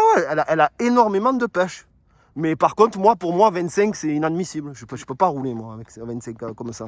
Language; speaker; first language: French; native; French